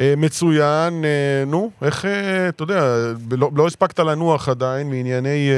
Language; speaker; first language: Hebrew; native; Hebrew